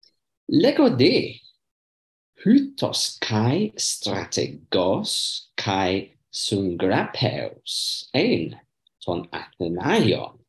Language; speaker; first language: Greek; non-native, learner; English